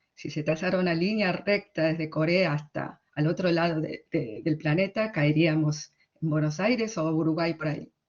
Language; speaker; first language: Spanish; early bilingual, other home language; Korean